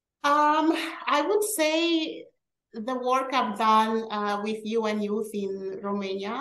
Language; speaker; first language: English; early bilingual, other home language; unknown